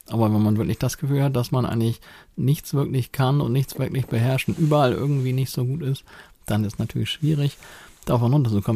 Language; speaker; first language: German; native; German